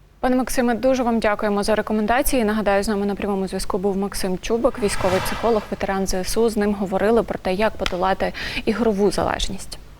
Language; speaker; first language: Ukrainian; native; Ukrainian